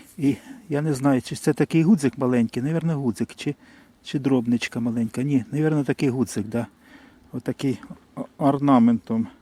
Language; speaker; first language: Ukrainian; non-native, local second language; Russian